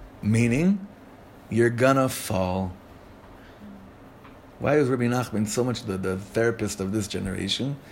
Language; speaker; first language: English; native; English